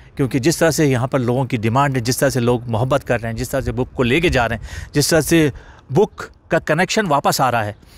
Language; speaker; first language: Urdu; native; Urdu